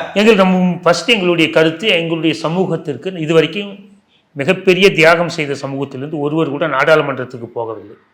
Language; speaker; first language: Tamil; non-native, local second language; Telugu